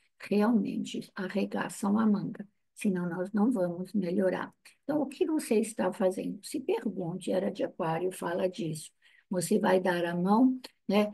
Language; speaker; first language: Portuguese; non-native, fluent; Italian